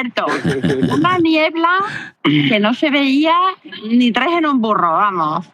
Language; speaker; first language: Spanish; native; Spanish